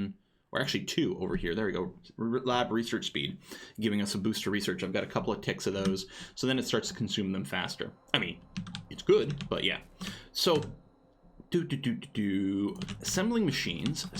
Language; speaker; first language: English; native; English